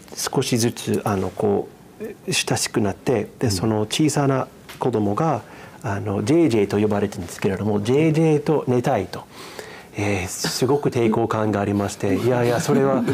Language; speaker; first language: Japanese; non-native, fluent; English